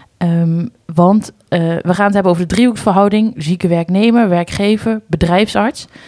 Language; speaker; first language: Dutch; native; Dutch